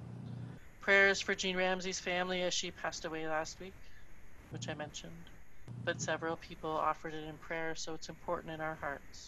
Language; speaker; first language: English; native; English